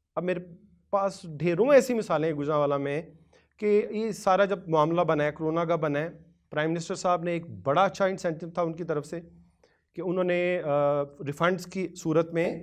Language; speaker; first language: Urdu; non-native, local second language; Punjabi